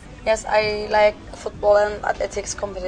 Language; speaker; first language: English; non-native, learner; Turkish